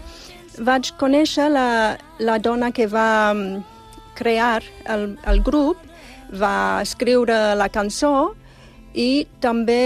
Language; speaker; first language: Catalan; non-native, fluent; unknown